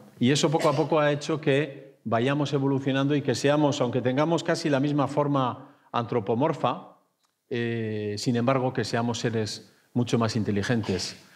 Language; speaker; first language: Spanish; native; Spanish